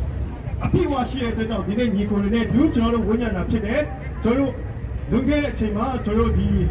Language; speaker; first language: Burmese; non-native, local second language; Kachin